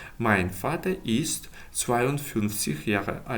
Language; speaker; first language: German; non-native, learner; Ukrainian